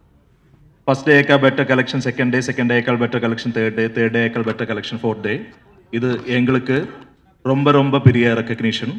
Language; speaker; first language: Tamil; non-native, learner; Malayalam